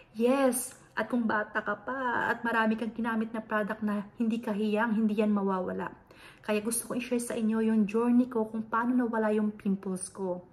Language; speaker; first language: Filipino; non-native, local second language; Hiligaynon